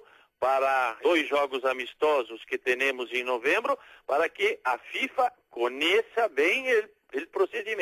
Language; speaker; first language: Spanish; non-native, fluent; Portuguese